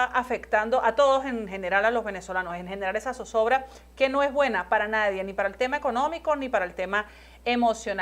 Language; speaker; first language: Spanish; native; Spanish